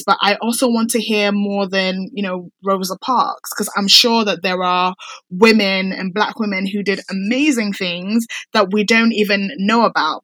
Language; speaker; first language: English; non-native, local second language; Akan